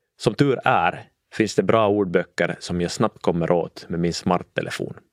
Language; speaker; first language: Swedish; non-native, local second language; Finnish